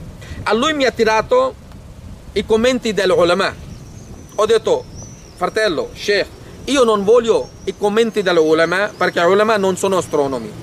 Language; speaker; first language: Italian; non-native, fluent; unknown